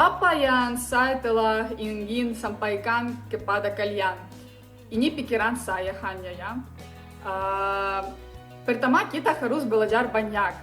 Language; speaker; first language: Indonesian; non-native, learner; Ukrainian